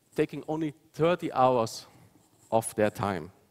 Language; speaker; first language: English; non-native, fluent; Dutch